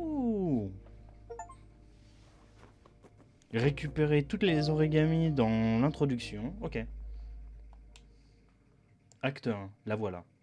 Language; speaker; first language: French; native; French